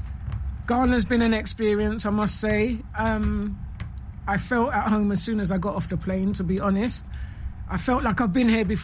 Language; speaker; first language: English; native; English